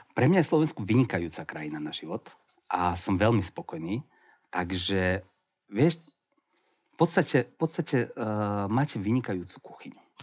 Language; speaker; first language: Slovak; early bilingual, heritage; Slovak